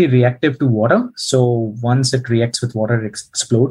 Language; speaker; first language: English; non-native, local second language; Hindi